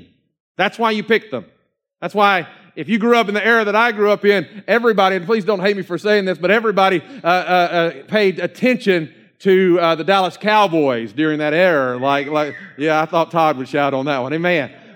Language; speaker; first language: English; native; English